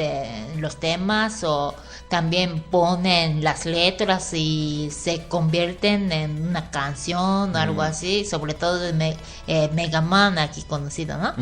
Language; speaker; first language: Spanish; non-native, fluent; Japanese